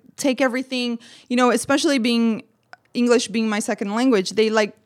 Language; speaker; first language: English; non-native, fluent; Portuguese